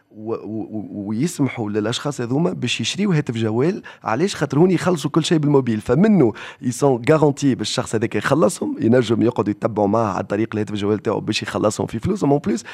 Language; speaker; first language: Arabic; native; Arabic